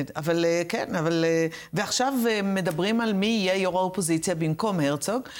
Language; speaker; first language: Hebrew; native; Hebrew